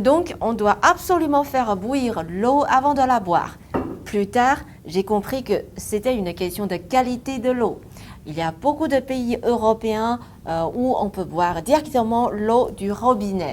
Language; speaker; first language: French; non-native, fluent; Chinese